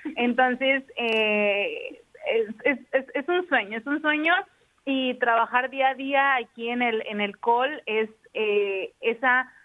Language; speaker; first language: Spanish; native; Spanish